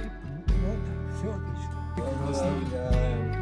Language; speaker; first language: Russian; non-native, local second language; Georgian